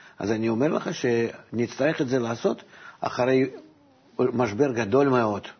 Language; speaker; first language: Hebrew; non-native, fluent; Russian